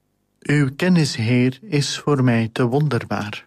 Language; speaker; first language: Dutch; native; Dutch